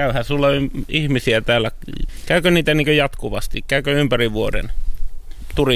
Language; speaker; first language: Finnish; native; Finnish